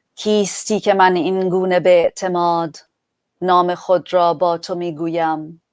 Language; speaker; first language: Persian; early bilingual, other home language; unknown